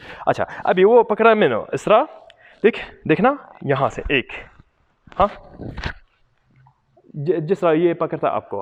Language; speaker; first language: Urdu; non-native, local second language; Punjabi